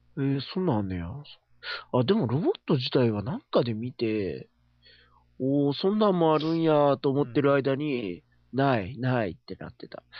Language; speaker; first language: Japanese; native; Japanese